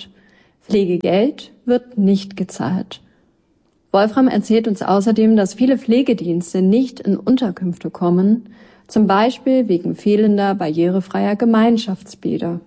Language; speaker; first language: German; native; German